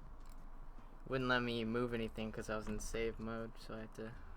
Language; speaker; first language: English; native; English